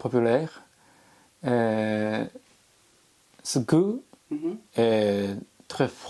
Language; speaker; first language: French; non-native, learner; Japanese